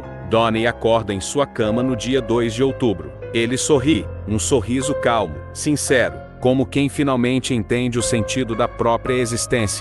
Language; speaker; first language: Portuguese; native; Portuguese